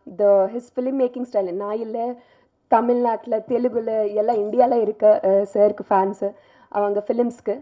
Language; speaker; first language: Tamil; non-native, local second language; Telugu